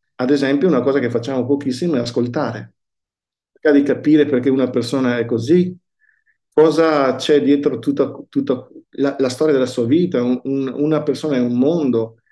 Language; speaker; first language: Italian; native; Italian